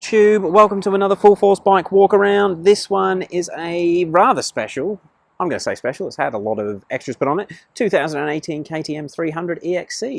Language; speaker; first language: English; native; English